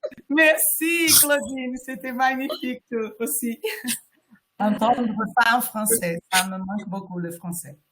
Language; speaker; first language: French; non-native, fluent; Portuguese